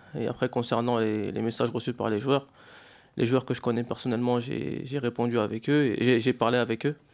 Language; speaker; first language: French; native; French